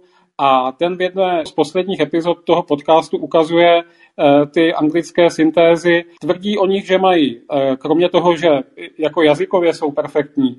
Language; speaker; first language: Czech; native; Czech